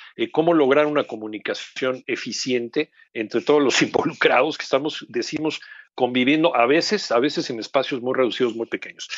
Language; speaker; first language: Spanish; native; Spanish